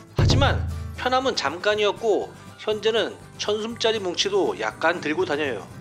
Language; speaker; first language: Korean; native; Korean